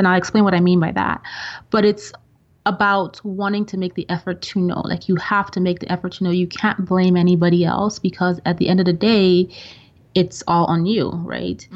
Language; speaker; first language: English; non-native, local second language; Yoruba